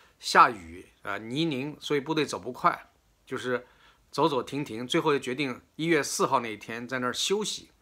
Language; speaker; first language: Chinese; native; Chinese